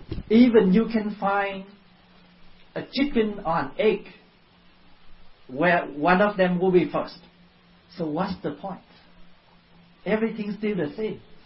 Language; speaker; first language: English; non-native, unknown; Vietnamese